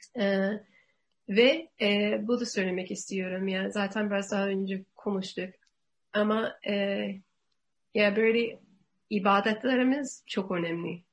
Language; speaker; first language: Turkish; non-native, learner; English